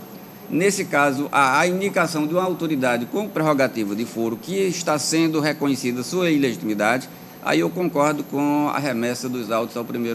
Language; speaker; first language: Portuguese; native; Portuguese